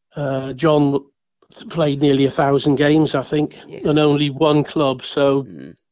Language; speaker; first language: English; native; English